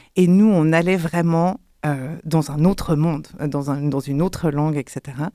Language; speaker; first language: French; non-native, local second language; German